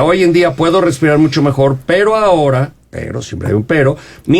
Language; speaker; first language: Spanish; native; Spanish